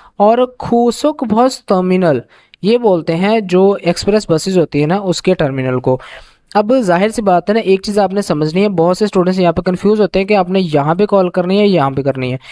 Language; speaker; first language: Urdu; native; Urdu